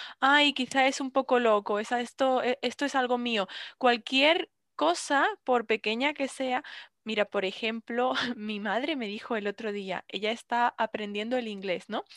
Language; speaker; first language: Spanish; native; Spanish